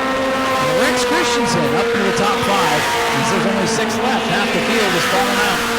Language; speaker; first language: English; native; English